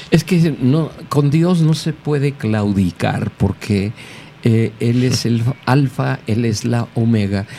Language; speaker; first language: Spanish; native; Spanish